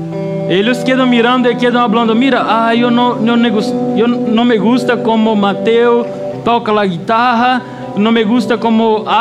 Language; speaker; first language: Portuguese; non-native, learner; Spanish